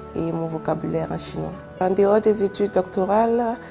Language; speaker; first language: French; non-native, local second language; Mossi